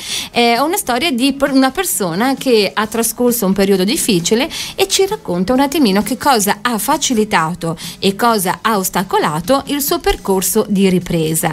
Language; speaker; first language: Italian; native; Italian